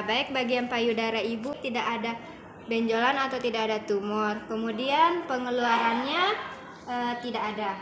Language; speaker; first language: Indonesian; native; Indonesian